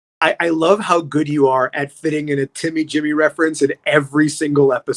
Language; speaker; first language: English; native; English